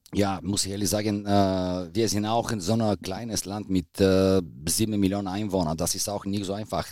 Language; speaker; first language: German; non-native, fluent; Bulgarian